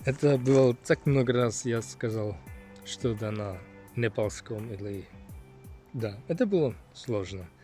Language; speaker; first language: Russian; non-native, learner; Finnish